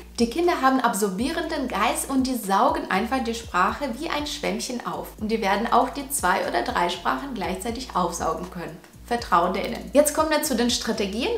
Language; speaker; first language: German; non-native, fluent; Russian